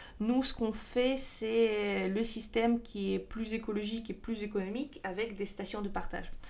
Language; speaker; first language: French; non-native, fluent; Russian